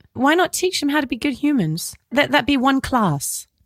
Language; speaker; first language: English; native; English